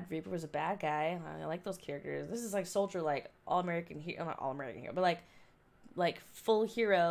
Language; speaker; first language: English; native; English